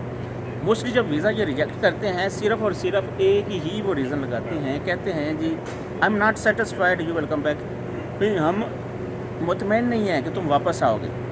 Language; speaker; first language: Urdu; non-native, local second language; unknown